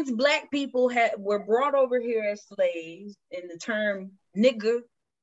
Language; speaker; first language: English; native; English